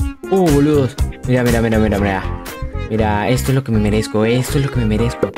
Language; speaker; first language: Spanish; native; Spanish